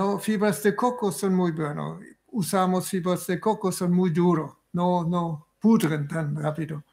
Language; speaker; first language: Spanish; non-native, fluent; German